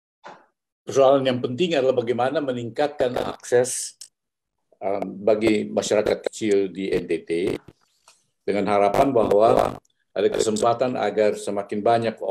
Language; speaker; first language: Malay; native; Malay